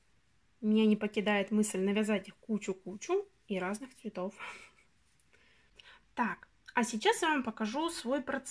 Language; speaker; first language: Russian; native; Russian